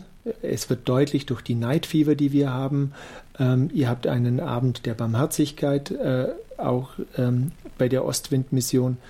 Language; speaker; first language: German; native; German